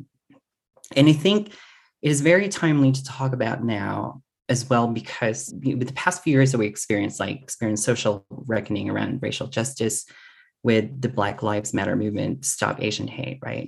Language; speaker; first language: English; non-native, local second language; Filipino